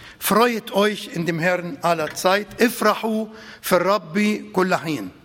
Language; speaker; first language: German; non-native, fluent; Arabic